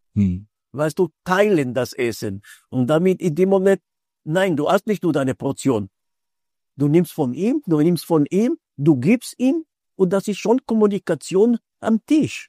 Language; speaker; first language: German; non-native, fluent; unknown